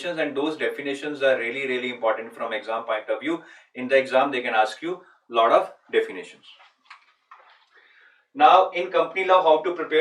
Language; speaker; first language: English; non-native, local second language; Hindi